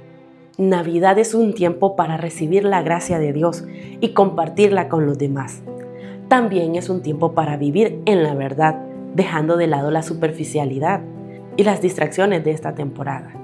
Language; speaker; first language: Spanish; native; Spanish